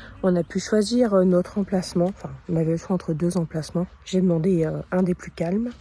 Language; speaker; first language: French; native; French